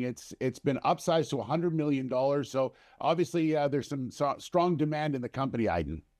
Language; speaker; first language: English; native; English